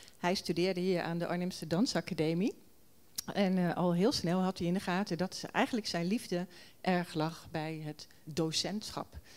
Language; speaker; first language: Dutch; native; Dutch